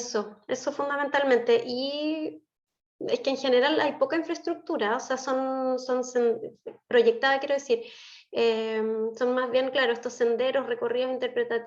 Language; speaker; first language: Spanish; native; Spanish